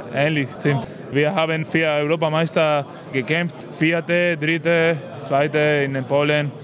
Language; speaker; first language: German; non-native, learner; Spanish